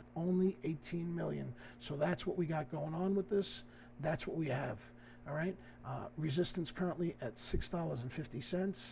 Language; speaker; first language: English; native; English